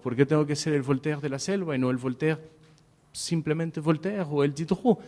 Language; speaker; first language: Spanish; native; Spanish